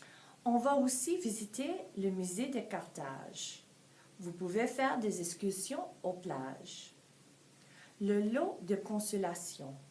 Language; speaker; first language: French; non-native, fluent; English